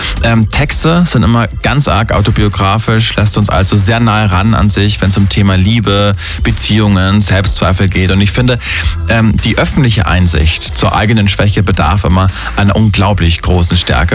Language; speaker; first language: German; native; German